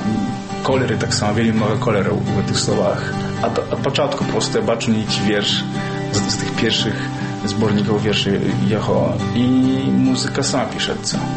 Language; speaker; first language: Belarusian; early bilingual, heritage; Belarusian